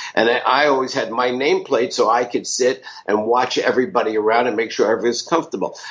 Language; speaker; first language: English; native; English